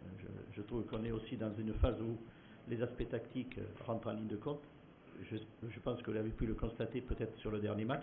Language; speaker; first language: French; native; French